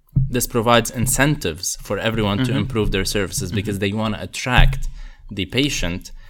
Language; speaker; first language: English; non-native, fluent; Arabic